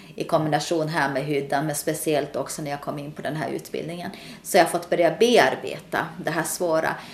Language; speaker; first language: Swedish; native; Swedish